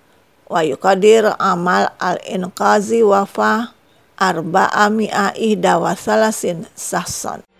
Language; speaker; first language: Arabic; non-native, fluent; Indonesian